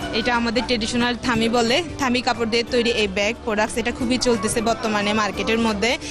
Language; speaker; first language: Bangla; non-native, local second language; Chakma